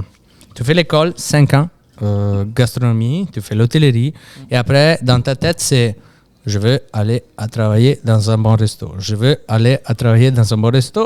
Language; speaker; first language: French; non-native, fluent; Italian